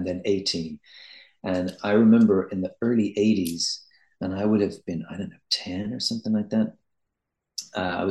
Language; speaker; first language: English; native; English